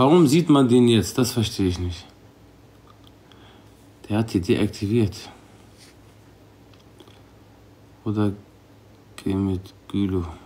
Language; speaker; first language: German; non-native, local second language; Arabic